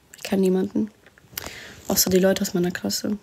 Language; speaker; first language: German; early bilingual, other home language; Arabic